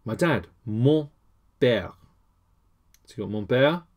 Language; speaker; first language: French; non-native, learner; English